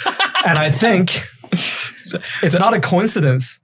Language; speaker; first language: English; native; English